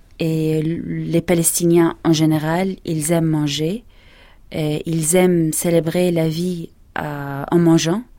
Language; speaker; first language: French; non-native, fluent; Arabic